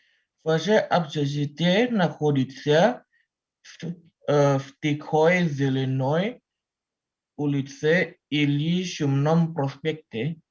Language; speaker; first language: Russian; non-native, learner; Indonesian